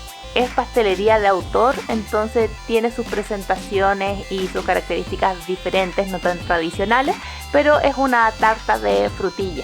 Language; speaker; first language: Spanish; native; Spanish